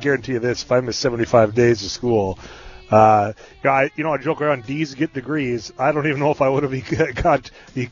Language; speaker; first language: English; native; English